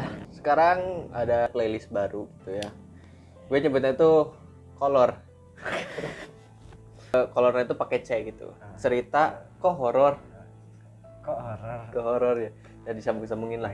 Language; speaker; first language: Indonesian; native; Indonesian